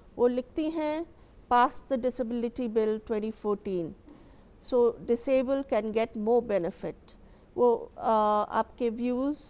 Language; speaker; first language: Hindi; native; Hindi